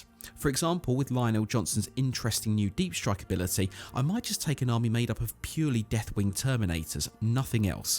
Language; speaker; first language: English; native; English